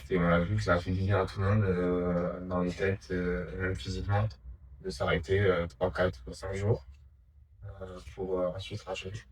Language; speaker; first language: French; native; French